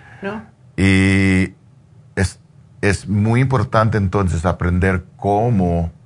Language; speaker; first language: Spanish; non-native, learner; English